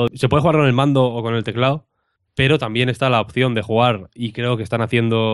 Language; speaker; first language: Spanish; native; Spanish